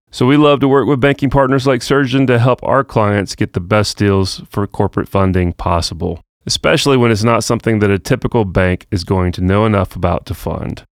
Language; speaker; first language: English; native; English